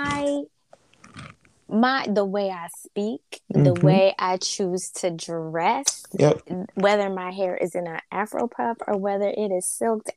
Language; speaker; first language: English; native; English